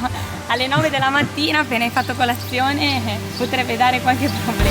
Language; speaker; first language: Italian; native; Italian